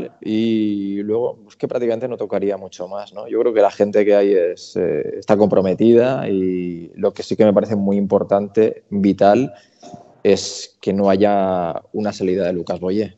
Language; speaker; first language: Spanish; native; Spanish